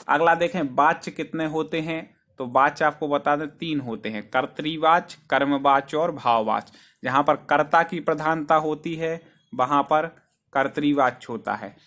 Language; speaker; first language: Hindi; native; Hindi